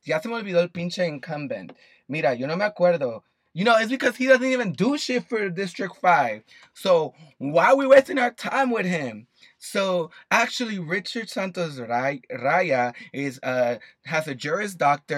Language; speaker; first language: English; early bilingual, other home language; Spanish